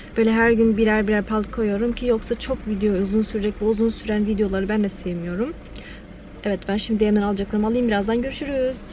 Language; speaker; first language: Turkish; early bilingual, heritage; Turkish